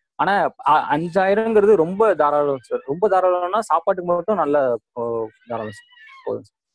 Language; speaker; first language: Tamil; native; Tamil